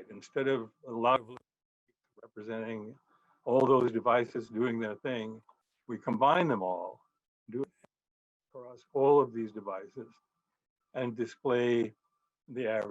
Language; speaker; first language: English; native; English